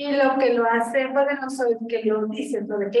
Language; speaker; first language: Spanish; native; Spanish